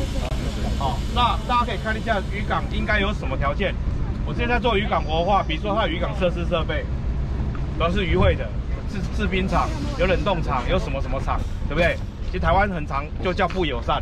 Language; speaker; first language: Chinese; native; Chinese